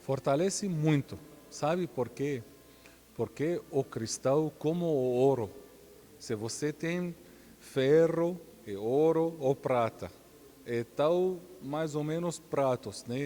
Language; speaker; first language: Portuguese; non-native, fluent; Arabic